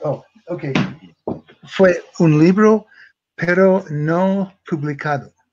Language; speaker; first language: Spanish; non-native, learner; English